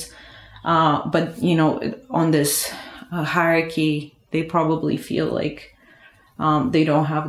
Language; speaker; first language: English; non-native, fluent; Bulgarian